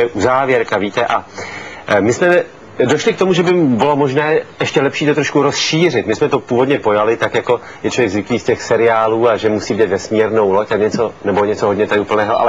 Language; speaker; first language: Czech; native; Czech